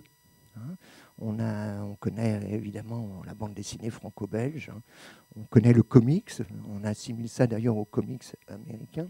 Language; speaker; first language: French; native; French